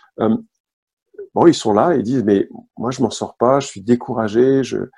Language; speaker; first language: French; native; French